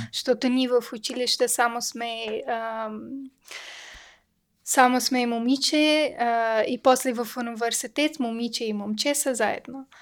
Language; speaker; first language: Bulgarian; non-native, learner; Persian